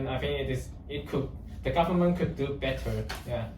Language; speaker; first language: English; non-native, learner; Chinese